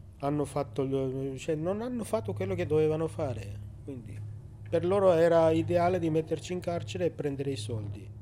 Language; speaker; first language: Italian; non-native, fluent; Armenian